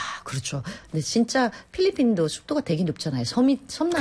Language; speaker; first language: Korean; non-native, fluent; Filipino